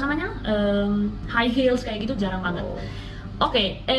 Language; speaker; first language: Indonesian; non-native, fluent; Spanish